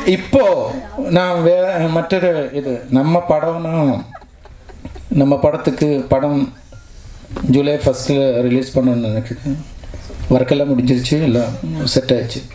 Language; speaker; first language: Tamil; non-native, local second language; Malayalam